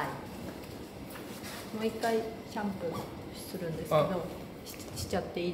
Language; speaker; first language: Japanese; native; Japanese